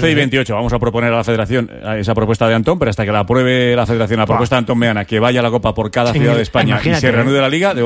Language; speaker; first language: Spanish; native; Spanish